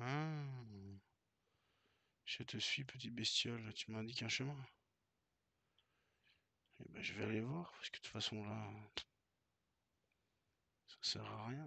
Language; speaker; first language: French; native; French